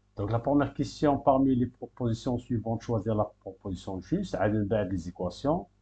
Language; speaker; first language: French; non-native, local second language; Arabic